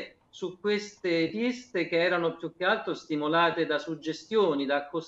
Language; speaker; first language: Italian; native; Italian